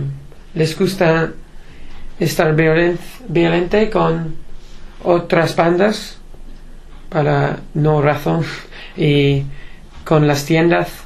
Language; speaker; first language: Spanish; non-native, learner; English